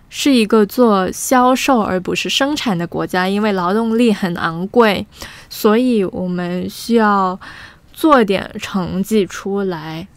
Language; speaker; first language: Chinese; non-native, fluent; Portuguese